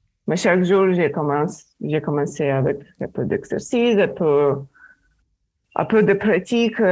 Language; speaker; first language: French; non-native, fluent; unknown